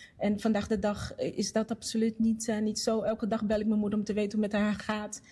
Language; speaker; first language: Dutch; non-native, fluent; Portuguese